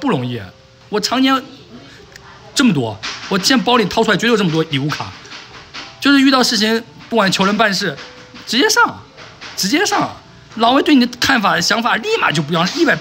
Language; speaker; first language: Chinese; native; Chinese